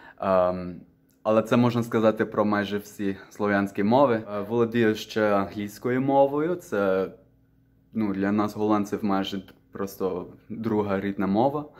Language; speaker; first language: Ukrainian; non-native, fluent; Dutch